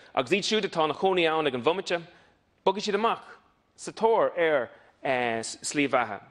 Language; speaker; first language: Irish; non-native, local second language; English